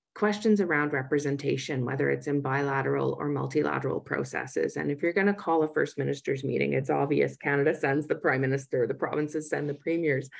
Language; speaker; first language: English; native; English